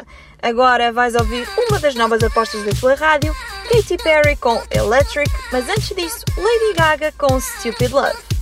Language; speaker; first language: Portuguese; native; Portuguese